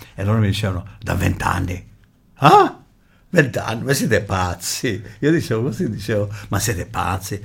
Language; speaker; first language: Italian; early bilingual, heritage; Italian